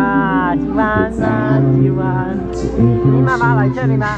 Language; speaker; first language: Chinese; non-native, learner; English